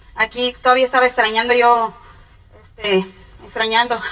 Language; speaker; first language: Spanish; native; Spanish